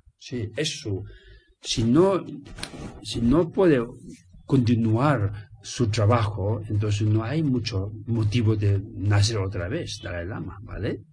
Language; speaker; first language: Spanish; non-native, learner; Tibetan